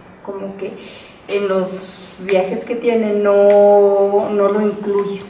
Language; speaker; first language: Spanish; native; Spanish